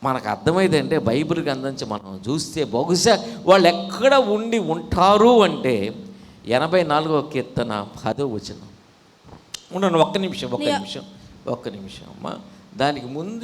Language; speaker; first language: Telugu; native; Telugu